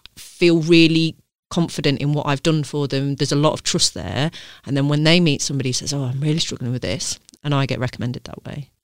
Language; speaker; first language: English; native; English